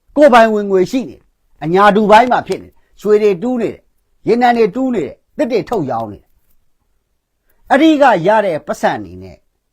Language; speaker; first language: Burmese; non-native, local second language; Kachin